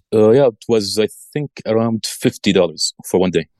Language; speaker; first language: English; early bilingual, other home language; Arabic